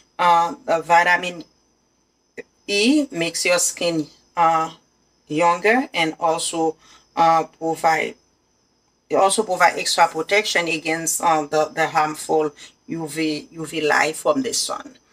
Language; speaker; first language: English; non-native, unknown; Haitian Creole